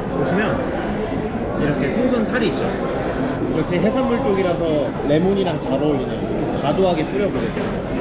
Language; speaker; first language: Korean; native; Korean